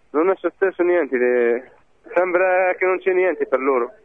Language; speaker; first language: Italian; non-native, fluent; Arabic